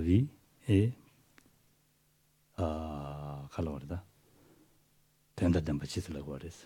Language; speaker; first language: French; non-native, learner; Tibetan